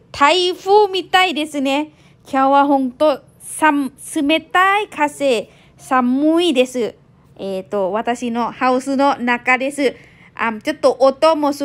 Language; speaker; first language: Japanese; non-native, learner; Thai